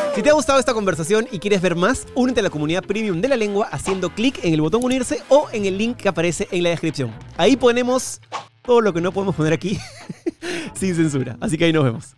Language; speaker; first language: Spanish; native; Spanish